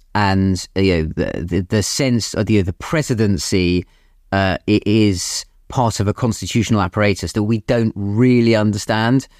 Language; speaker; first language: English; native; English